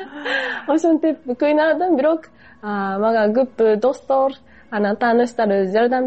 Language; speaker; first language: Kyrgyz; non-native, fluent; Japanese